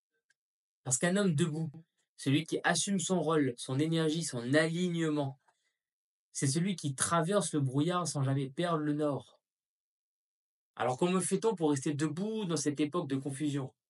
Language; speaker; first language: French; native; French